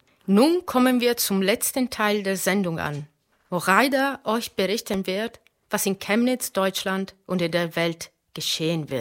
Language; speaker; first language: German; non-native, fluent; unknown